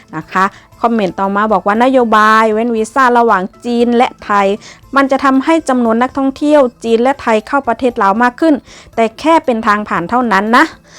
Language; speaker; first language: Thai; native; Thai